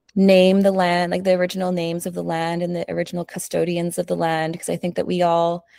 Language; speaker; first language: English; early bilingual, other home language; Spanish